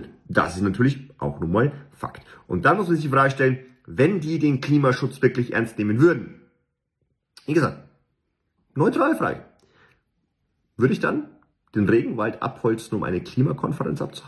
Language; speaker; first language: German; native; German